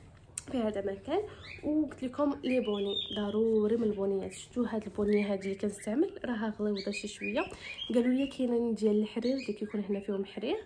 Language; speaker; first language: Arabic; native; Arabic